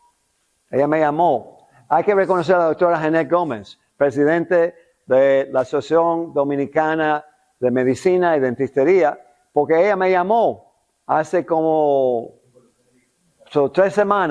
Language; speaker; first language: Spanish; non-native, local second language; English